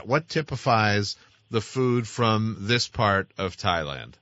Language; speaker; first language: English; native; English